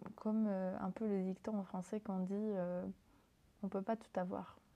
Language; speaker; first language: French; non-native, fluent; Spanish